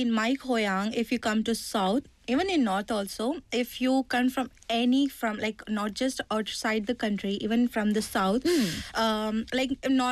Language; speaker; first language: English; non-native, local second language; Tamil